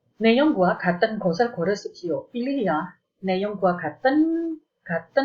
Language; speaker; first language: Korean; non-native, fluent; Indonesian